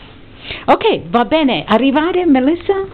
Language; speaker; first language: Italian; non-native, fluent; English